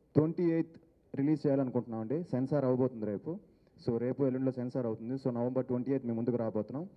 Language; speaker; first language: Telugu; native; Telugu